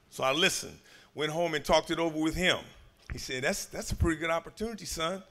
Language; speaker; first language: English; native; English